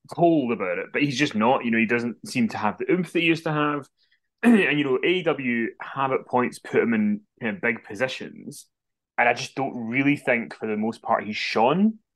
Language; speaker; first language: English; native; English